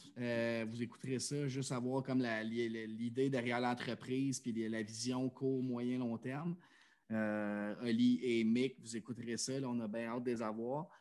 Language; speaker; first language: French; native; French